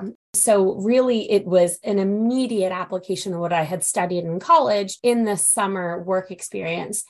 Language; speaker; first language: English; native; English